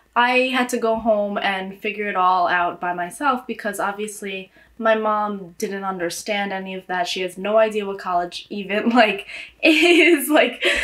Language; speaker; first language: English; native; English